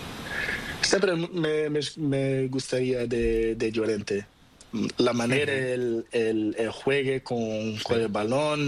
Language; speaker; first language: Spanish; non-native, learner; Portuguese